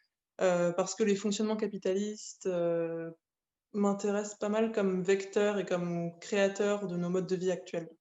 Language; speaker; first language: French; native; French